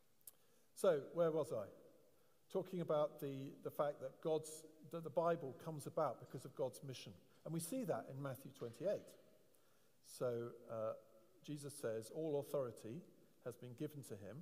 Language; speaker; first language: English; native; English